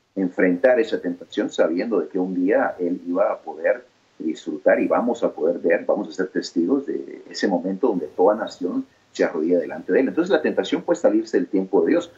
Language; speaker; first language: Spanish; native; Spanish